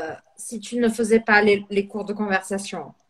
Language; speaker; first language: French; non-native, fluent; Portuguese